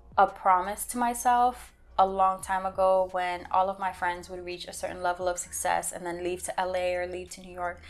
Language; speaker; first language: English; native; English